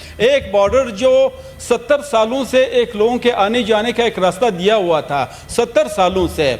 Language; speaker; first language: Urdu; non-native, local second language; Pashto